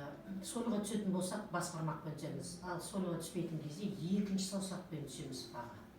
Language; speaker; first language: Kazakh; native; Kazakh